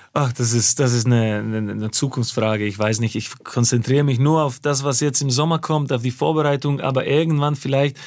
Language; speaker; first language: German; non-native, fluent; Slovak